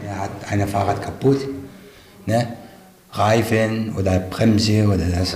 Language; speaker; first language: German; non-native, learner; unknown